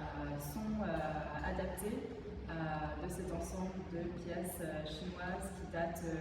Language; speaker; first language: French; native; French